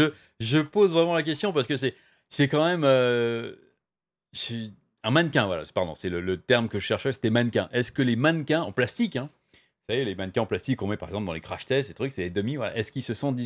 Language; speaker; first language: French; native; French